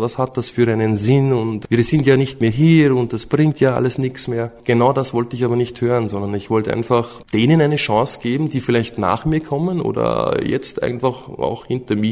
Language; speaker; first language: German; native; German